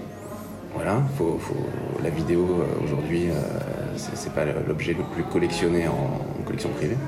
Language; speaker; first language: French; native; French